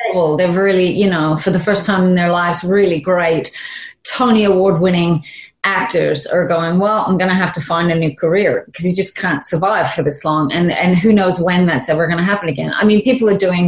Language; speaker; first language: English; native; English